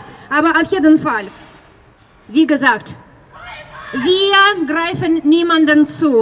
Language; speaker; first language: German; non-native, fluent; Russian